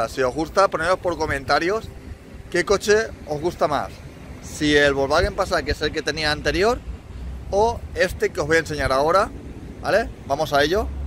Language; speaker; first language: Spanish; native; Spanish